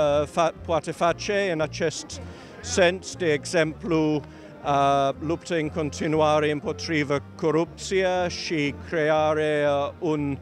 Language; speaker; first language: Romanian; non-native, learner; English